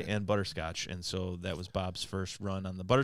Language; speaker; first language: English; native; English